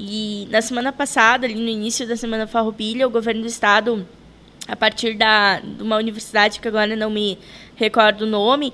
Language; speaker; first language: Portuguese; native; Portuguese